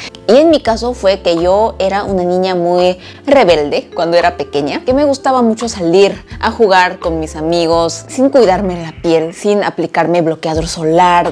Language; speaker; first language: Spanish; non-native, fluent; Korean